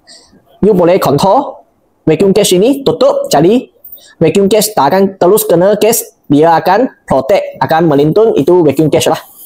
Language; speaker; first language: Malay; non-native, local second language; Chinese